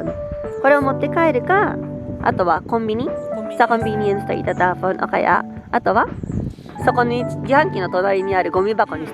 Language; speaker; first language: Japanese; early bilingual, other home language; Filipino